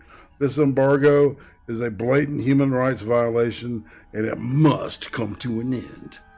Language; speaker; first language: English; native; English